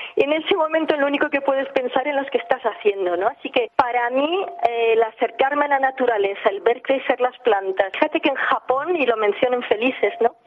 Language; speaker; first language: Spanish; early bilingual, heritage; English